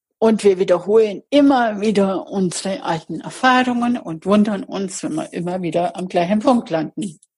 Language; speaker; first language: German; native; German